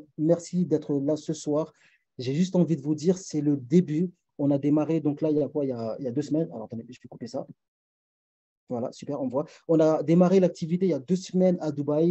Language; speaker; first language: French; native; French